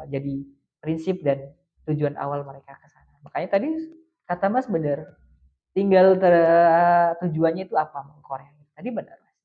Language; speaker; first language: Indonesian; native; Indonesian